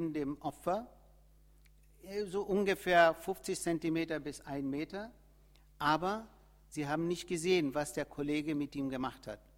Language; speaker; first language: German; non-native, fluent; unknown